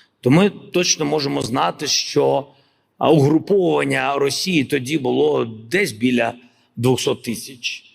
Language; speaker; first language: Ukrainian; non-native, local second language; Russian